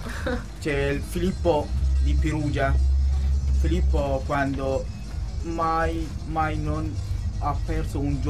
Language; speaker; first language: Italian; non-native, local second language; Kurdish